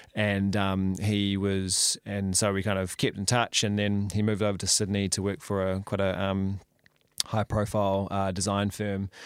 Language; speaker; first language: English; native; English